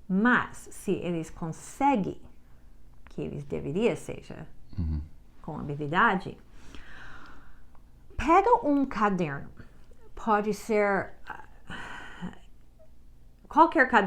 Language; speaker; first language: Portuguese; non-native, learner; English